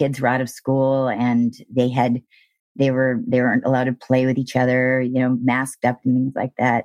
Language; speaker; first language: English; native; English